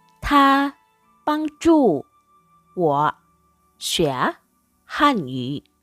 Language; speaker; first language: Chinese; non-native, learner; Thai